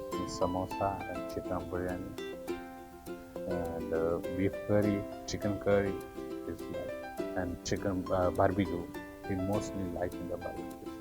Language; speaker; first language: English; non-native, learner; Urdu